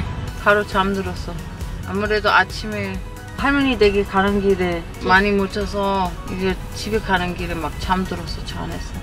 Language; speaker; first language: Korean; non-native, fluent; German